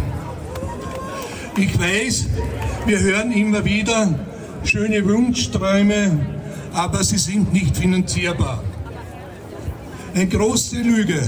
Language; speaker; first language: German; native; German